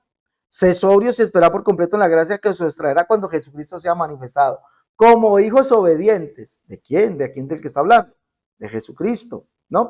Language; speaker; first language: Spanish; native; Spanish